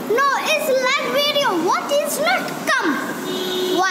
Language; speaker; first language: English; non-native, learner; Hindi